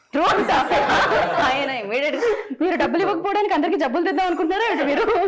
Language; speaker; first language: Telugu; native; Telugu